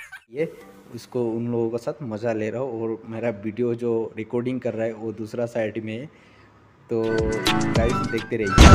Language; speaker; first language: Hindi; non-native, local second language; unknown